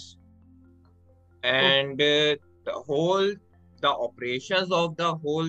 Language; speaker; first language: English; non-native, local second language; Hindi